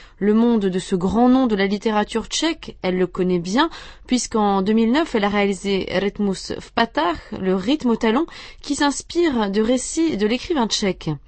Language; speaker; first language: French; native; French